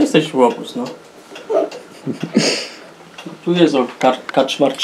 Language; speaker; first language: Polish; non-native, local second language; Rusyn